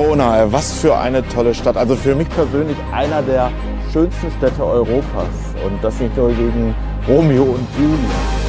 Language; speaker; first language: German; native; German